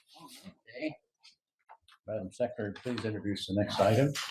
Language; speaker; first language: English; native; English